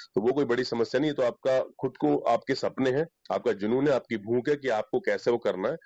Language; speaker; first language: Hindi; native; Hindi